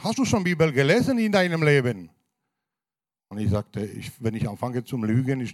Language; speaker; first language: German; non-native, fluent; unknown